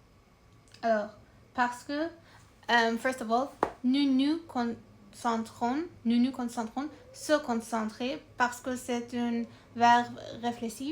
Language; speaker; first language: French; non-native, learner; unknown